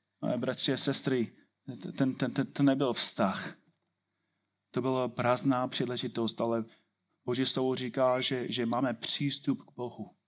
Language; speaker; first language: Czech; non-native, fluent; English